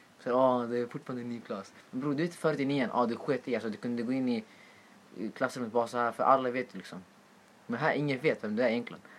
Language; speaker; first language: Swedish; native; Swedish